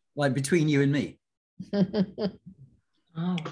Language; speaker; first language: English; native; English